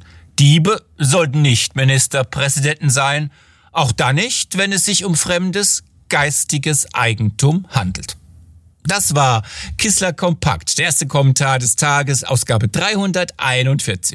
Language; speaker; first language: German; native; German